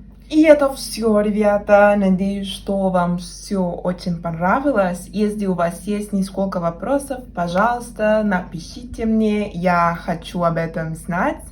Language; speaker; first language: Russian; non-native, fluent; Spanish